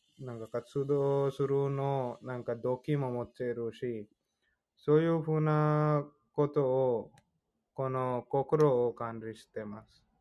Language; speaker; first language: Japanese; non-native, fluent; Hindi